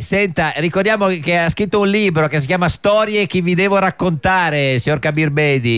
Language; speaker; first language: Italian; native; Italian